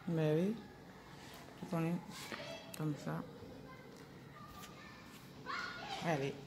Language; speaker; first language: French; non-native, fluent; English